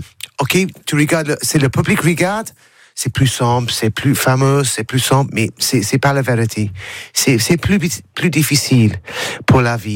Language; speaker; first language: French; non-native, learner; English